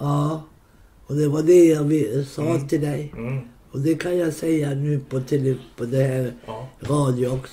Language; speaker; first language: Swedish; non-native, local second language; Romany